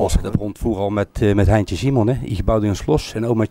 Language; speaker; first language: Dutch; native; Dutch